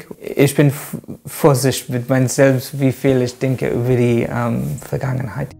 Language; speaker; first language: German; non-native, learner; English